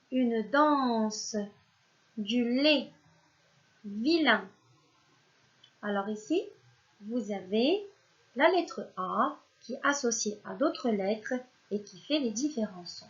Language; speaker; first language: French; non-native, local second language; Arabic